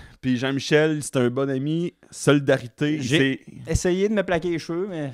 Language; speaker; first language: French; native; French